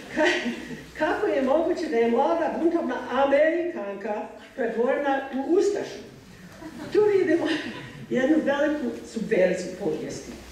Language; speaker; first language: Croatian; non-native, fluent; English